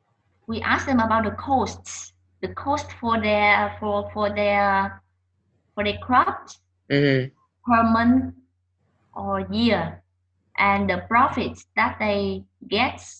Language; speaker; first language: English; non-native, learner; Vietnamese